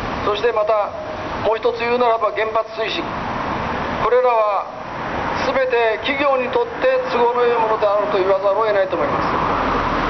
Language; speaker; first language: Japanese; native; Japanese